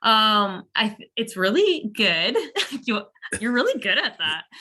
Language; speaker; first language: English; native; English